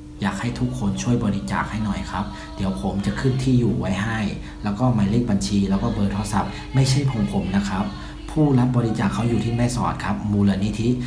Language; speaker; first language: Thai; non-native, fluent; Burmese